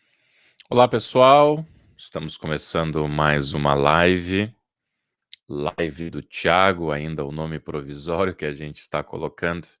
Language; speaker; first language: Portuguese; native; Portuguese